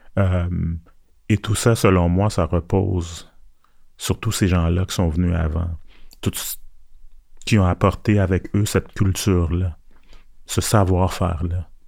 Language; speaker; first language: French; early bilingual, other home language; Haitian Creole